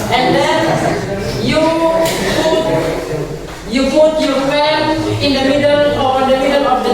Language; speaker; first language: English; non-native, learner; Indonesian